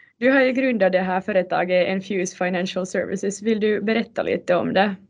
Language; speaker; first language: Swedish; native; Swedish